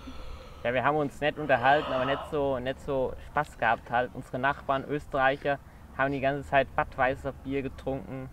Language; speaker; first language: German; native; German